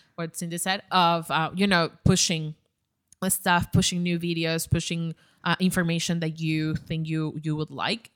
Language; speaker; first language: English; non-native, fluent; Spanish